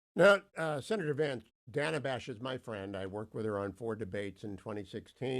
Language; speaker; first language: English; native; English